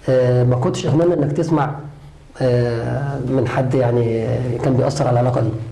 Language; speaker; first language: Arabic; native; Arabic